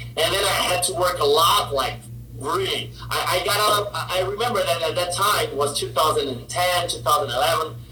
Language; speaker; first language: English; non-native, fluent; Portuguese